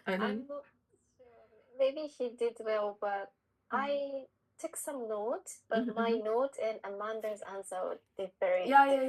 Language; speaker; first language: English; non-native, learner; Japanese